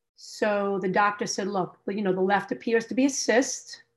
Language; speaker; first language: English; native; English